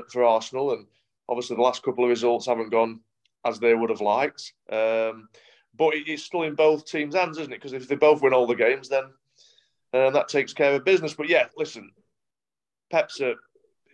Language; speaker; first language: English; native; English